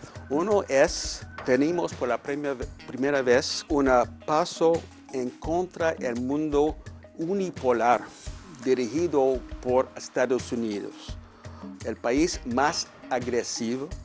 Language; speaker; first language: Spanish; non-native, fluent; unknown